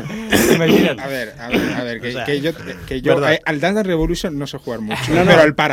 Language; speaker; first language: Spanish; native; Spanish